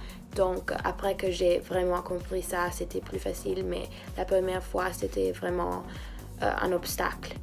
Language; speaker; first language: French; non-native, fluent; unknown